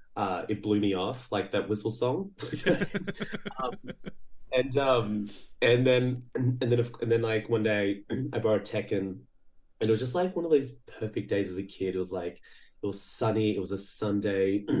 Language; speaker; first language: English; early bilingual, other home language; Portuguese